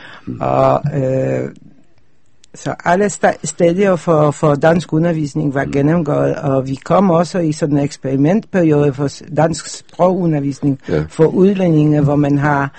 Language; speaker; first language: Danish; non-native, fluent; Polish